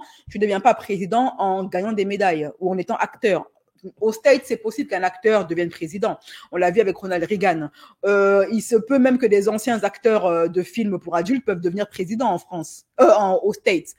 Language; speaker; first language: French; native; French